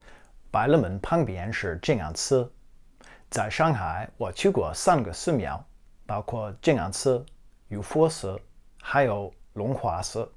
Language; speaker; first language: Chinese; non-native, fluent; English